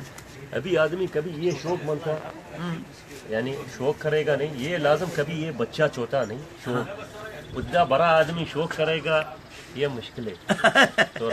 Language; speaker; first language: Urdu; non-native, learner; Arabic